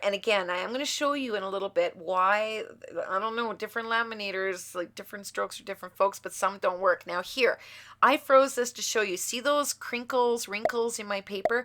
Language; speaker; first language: English; native; English